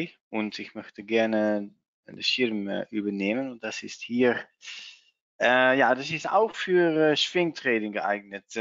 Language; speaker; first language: German; non-native, learner; Dutch